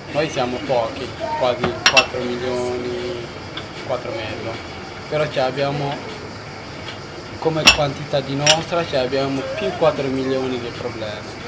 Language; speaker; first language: Italian; non-native, learner; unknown